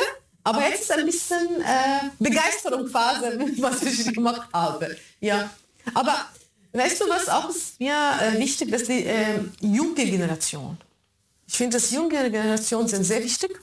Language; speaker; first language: German; non-native, fluent; Arabic